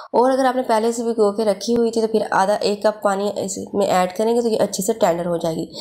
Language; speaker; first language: Urdu; native; Urdu